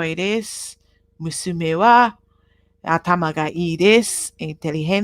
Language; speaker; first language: Japanese; non-native, fluent; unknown